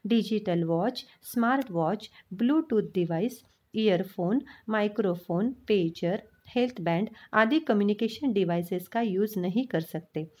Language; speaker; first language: Hindi; non-native, local second language; Marathi